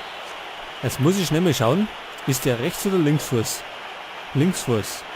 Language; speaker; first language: German; native; German